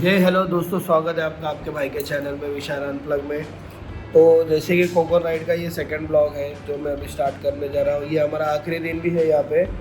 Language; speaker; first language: Hindi; non-native, local second language; Marathi